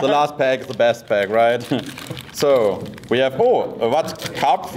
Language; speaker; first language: English; non-native, learner; German